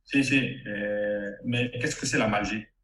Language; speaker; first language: French; non-native, fluent; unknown